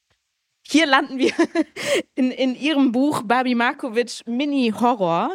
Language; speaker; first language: German; native; German